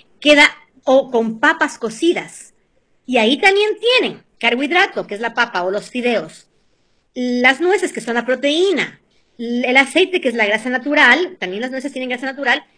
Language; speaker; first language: Spanish; early bilingual, heritage; Spanish